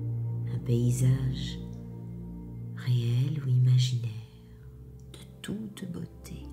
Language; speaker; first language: French; native; French